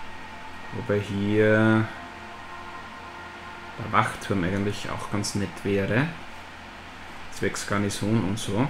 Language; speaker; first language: German; native; German